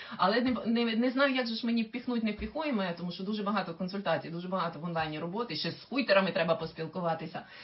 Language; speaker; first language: Ukrainian; non-native, local second language; Russian